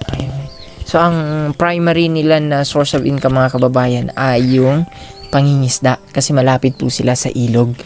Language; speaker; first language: Filipino; non-native, local second language; Cebuano